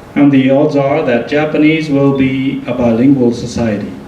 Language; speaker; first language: English; non-native, fluent; Japanese